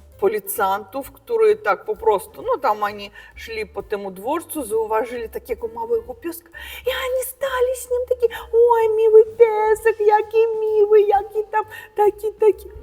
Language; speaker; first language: Polish; non-native, learner; Russian